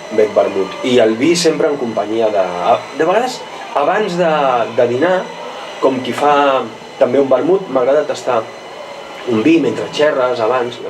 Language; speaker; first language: Catalan; non-native, local second language; Spanish